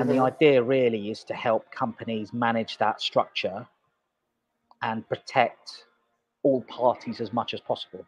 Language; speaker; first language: English; native; English